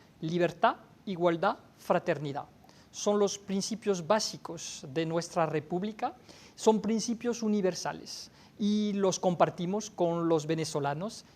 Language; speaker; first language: Spanish; non-native, fluent; French